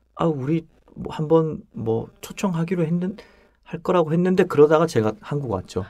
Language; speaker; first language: Korean; native; Korean